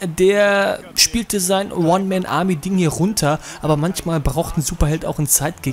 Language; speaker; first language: German; native; German